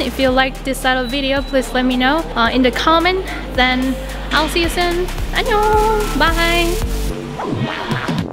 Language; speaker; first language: English; non-native, fluent; Korean